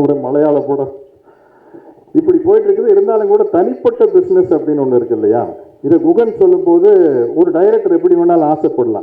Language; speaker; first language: Tamil; native; Tamil